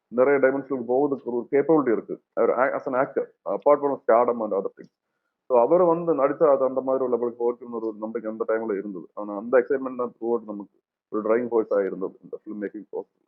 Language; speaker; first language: Tamil; non-native, learner; Malayalam